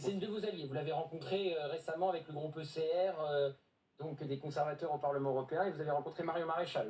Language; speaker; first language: French; native; French